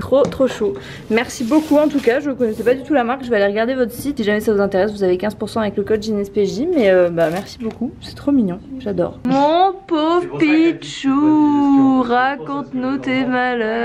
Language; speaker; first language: French; native; French